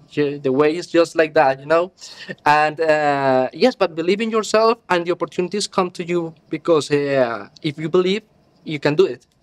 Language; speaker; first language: English; non-native, learner; Spanish